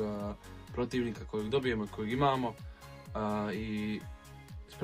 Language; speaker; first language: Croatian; early bilingual, heritage; Bosnian